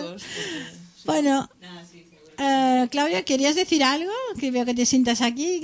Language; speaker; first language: Spanish; native; Spanish